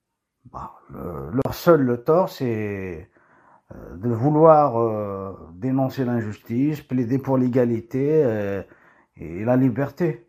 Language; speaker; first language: French; non-native, local second language; Kabyle